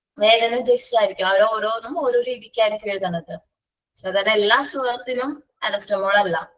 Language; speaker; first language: Malayalam; native; Malayalam